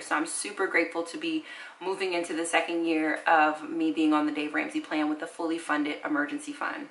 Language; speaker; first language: English; native; English